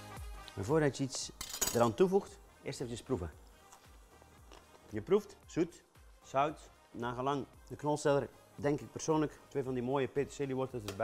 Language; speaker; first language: Dutch; native; Dutch